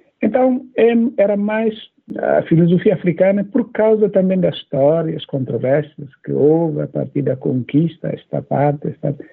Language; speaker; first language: Portuguese; non-native, local second language; Upper Guinea Crioulo